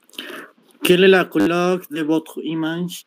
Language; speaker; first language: French; non-native, learner; Spanish